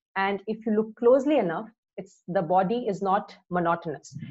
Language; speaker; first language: English; non-native, local second language; Hindi